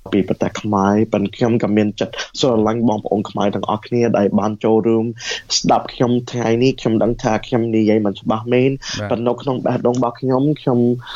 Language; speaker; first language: Khmer; early bilingual, heritage; Khmer